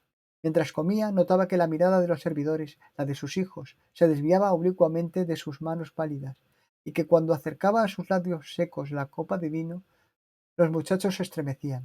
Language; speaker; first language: Spanish; native; Spanish